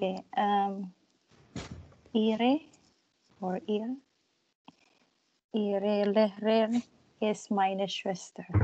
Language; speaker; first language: German; non-native, learner; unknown